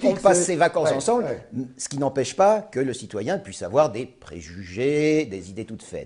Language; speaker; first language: French; native; French